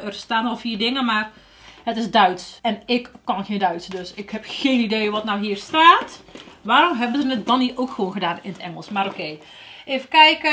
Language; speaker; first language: Dutch; native; Dutch